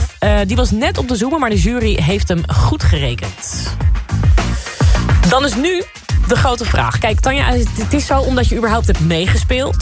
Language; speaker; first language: Dutch; native; Dutch